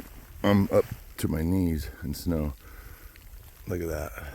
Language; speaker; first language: English; native; English